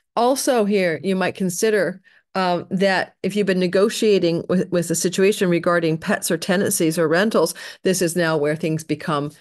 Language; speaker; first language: English; native; English